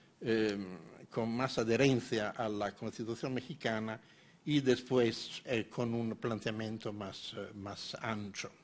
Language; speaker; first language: Spanish; non-native, fluent; Italian